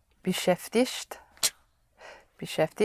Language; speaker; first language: German; non-native, learner; English